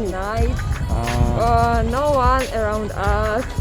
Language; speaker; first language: English; non-native, learner; Russian